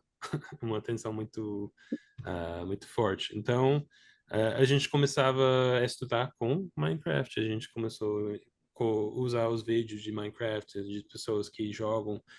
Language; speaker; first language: Portuguese; non-native, fluent; English